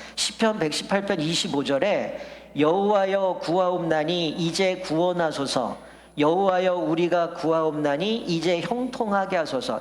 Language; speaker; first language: Korean; native; Korean